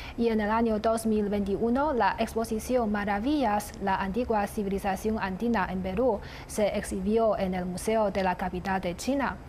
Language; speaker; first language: Spanish; non-native, fluent; Chinese